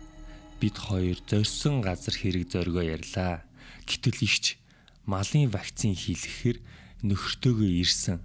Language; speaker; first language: Mongolian; native; Mongolian